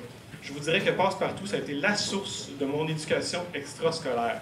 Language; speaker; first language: French; native; French